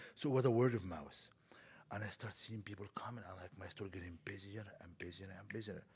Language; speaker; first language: English; non-native, fluent; Arabic